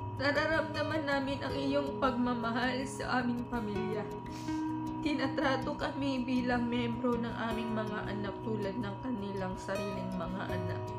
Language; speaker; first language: Filipino; native; Filipino